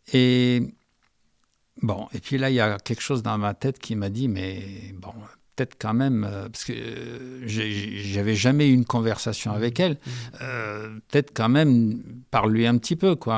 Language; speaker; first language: French; early bilingual, heritage; French